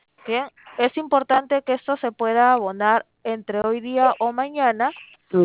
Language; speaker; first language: Spanish; native; Spanish